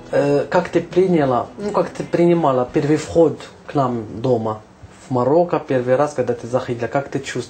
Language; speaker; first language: Russian; non-native, learner; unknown